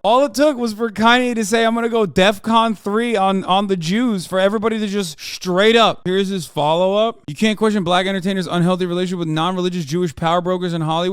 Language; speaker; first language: English; native; English